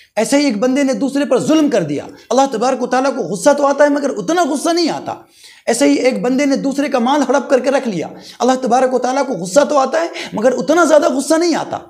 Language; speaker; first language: Urdu; native; Urdu